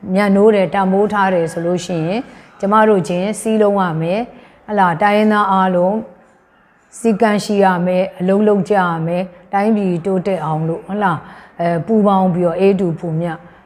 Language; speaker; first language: Burmese; native; Burmese